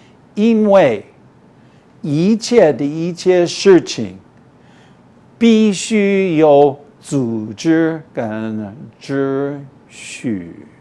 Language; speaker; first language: Chinese; non-native, fluent; English